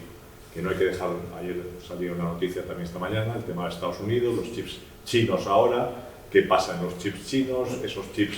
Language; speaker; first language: Spanish; native; Spanish